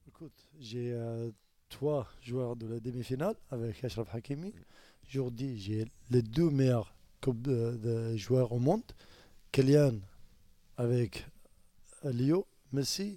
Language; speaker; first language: French; non-native, learner; Arabic